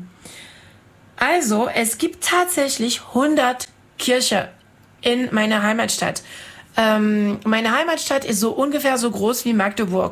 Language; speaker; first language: German; non-native, fluent; French